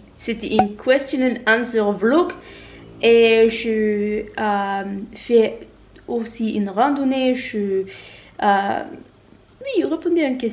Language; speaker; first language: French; non-native, learner; Norwegian